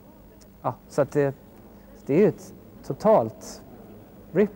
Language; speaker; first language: Swedish; native; Swedish